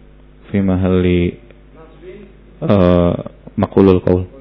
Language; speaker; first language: Arabic; non-native, learner; Indonesian